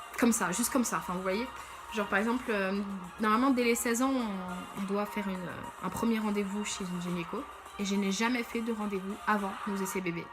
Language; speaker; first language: French; early bilingual, other home language; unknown